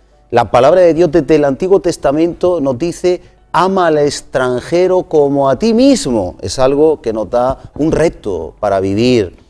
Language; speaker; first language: Spanish; native; Spanish